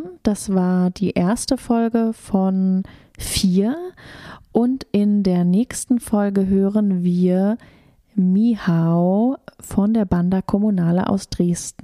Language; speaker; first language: German; native; German